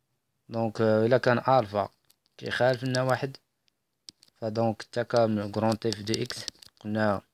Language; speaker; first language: Arabic; native; Arabic